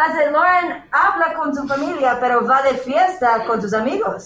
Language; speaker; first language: Spanish; non-native, learner; English